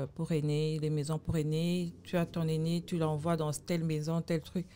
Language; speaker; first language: French; non-native, local second language; Lingala